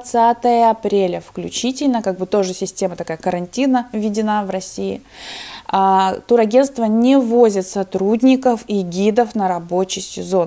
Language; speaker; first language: Russian; native; Russian